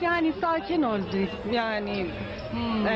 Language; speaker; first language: Turkish; non-native, learner; Persian